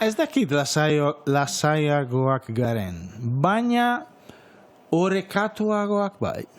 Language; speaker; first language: Basque; non-native, fluent; Italian